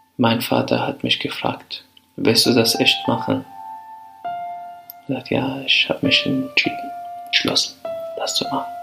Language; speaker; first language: German; non-native, fluent; Arabic